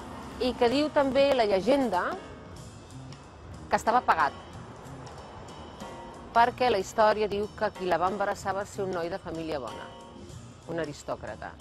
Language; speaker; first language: Catalan; native; Catalan